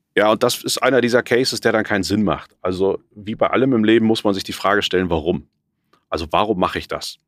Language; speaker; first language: German; native; German